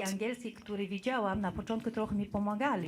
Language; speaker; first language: Polish; non-native, fluent; Tajik